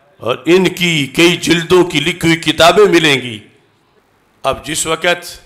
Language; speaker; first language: Urdu; non-native, local second language; Punjabi